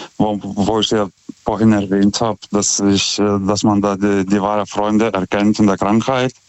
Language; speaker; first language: German; non-native, fluent; Lithuanian